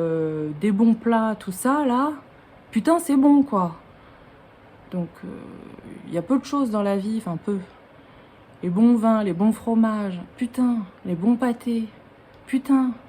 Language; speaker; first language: French; native; French